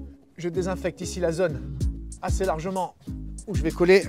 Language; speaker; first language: French; native; French